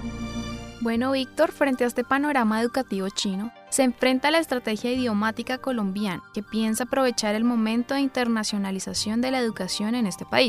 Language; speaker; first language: Spanish; native; Spanish